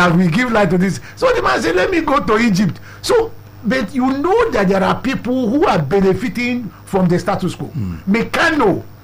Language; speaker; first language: English; non-native, local second language; Igbo